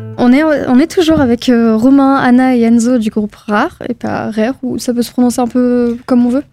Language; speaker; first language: French; native; French